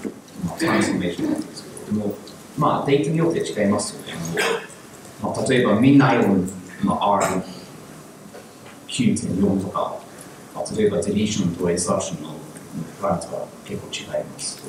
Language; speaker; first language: Japanese; non-native, learner; English